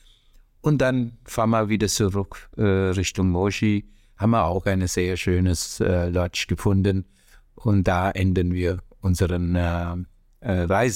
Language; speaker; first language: German; non-native, fluent; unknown